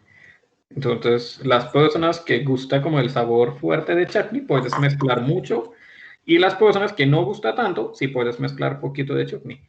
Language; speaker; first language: Spanish; non-native, fluent; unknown